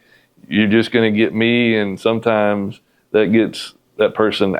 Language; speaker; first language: English; native; English